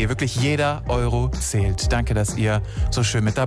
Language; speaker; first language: German; native; German